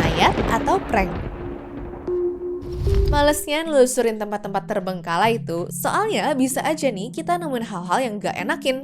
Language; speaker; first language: Indonesian; native; Indonesian